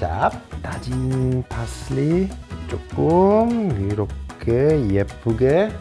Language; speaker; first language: Korean; non-native, fluent; Italian